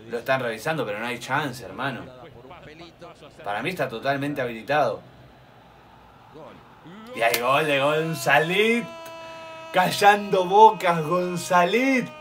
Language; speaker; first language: Spanish; native; Spanish